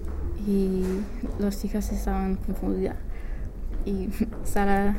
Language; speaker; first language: Spanish; non-native, learner; English